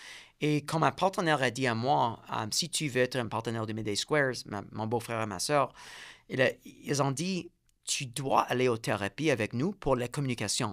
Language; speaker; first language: French; non-native, learner; English